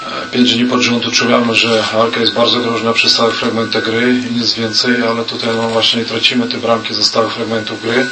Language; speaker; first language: Polish; non-native, fluent; Russian